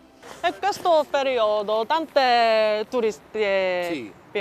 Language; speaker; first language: Italian; non-native, learner; Korean